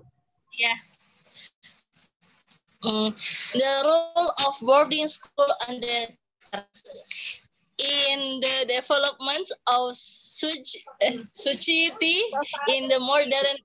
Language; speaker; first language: English; non-native, learner; Indonesian